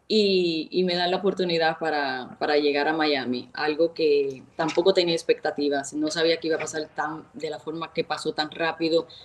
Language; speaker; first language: Spanish; native; Spanish